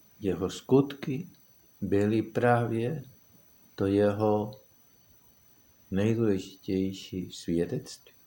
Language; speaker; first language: Czech; non-native, fluent; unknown